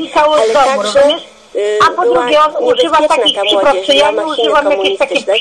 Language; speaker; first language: Polish; native; Polish